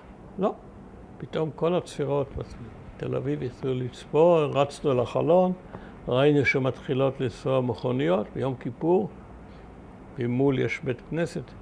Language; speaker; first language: Hebrew; early bilingual, other home language; German